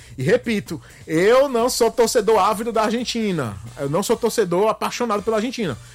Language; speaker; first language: Portuguese; native; Portuguese